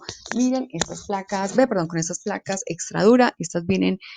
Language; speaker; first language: Spanish; native; Spanish